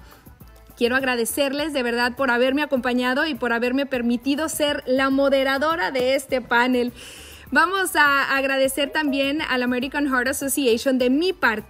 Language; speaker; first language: Spanish; native; Spanish